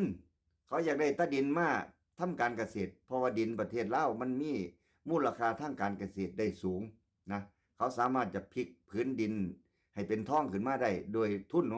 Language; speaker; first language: Thai; non-native, local second language; Lao